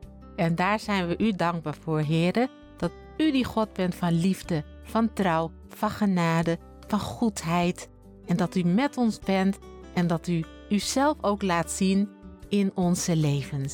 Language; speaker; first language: Dutch; native; Dutch